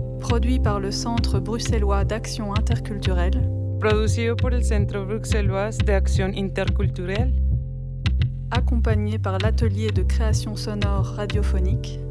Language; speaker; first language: French; native; French